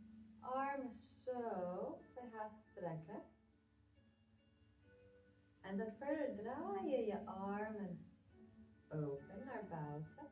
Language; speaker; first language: Dutch; non-native, fluent; Latvian